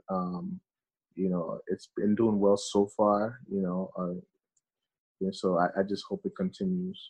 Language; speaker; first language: English; early bilingual, other home language; Haitian Creole